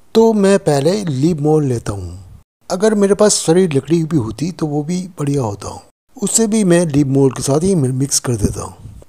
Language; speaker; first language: Hindi; non-native, local second language; Nepali